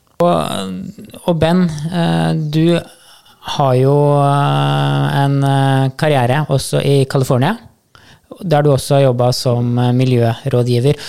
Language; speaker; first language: Norwegian; native; Norwegian